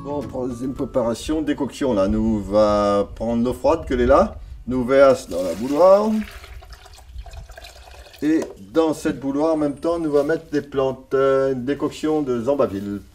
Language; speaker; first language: French; native; French